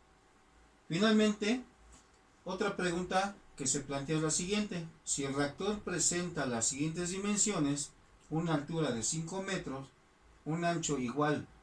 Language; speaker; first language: Spanish; native; Spanish